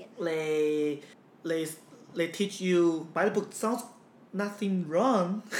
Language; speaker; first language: English; non-native, fluent; Chinese